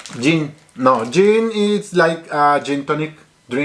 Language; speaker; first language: English; non-native, learner; Spanish